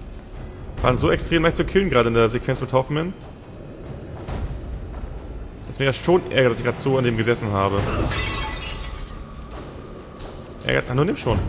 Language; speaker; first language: German; native; German